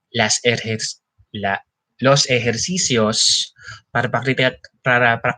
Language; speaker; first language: Spanish; non-native, learner; Filipino